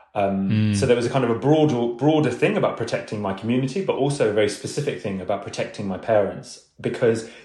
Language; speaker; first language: English; early bilingual, other home language; Urdu